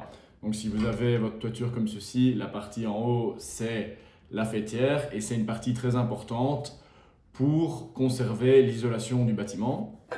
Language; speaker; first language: French; native; French